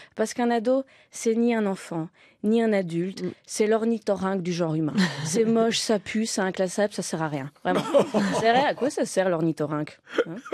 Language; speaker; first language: French; native; French